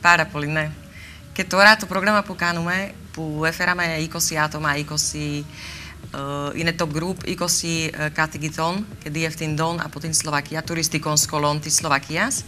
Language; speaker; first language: Greek; non-native, learner; Slovak